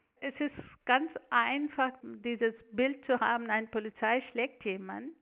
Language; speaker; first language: German; non-native, fluent; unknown